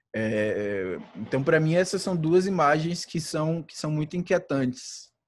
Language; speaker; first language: Portuguese; native; Portuguese